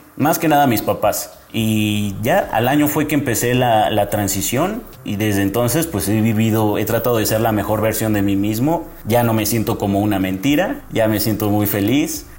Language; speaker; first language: Spanish; native; Spanish